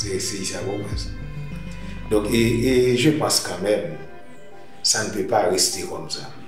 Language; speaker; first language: French; non-native, local second language; Haitian Creole